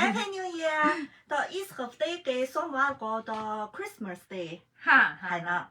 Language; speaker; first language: Hindi; non-native, fluent; Chinese